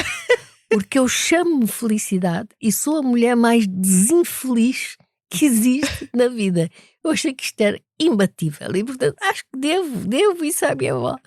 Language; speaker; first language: Portuguese; native; Portuguese